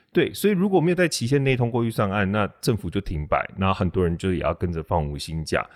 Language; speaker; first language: Chinese; native; Chinese